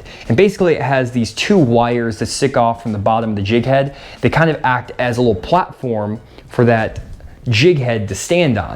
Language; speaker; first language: English; native; English